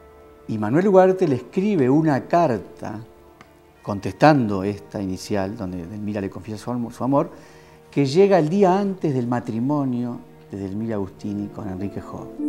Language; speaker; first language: Spanish; native; Spanish